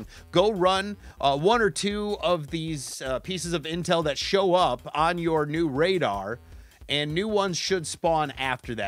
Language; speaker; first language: English; native; English